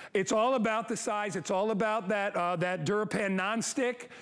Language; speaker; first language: English; native; English